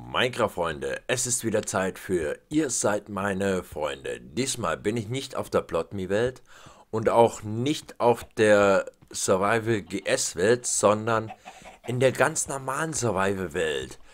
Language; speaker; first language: German; native; German